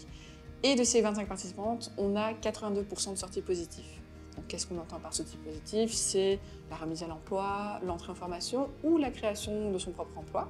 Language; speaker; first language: French; native; French